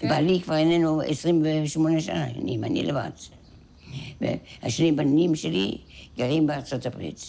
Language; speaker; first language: Hebrew; non-native, fluent; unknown